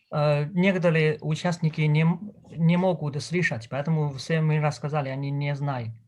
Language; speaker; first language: Russian; non-native, learner; Chinese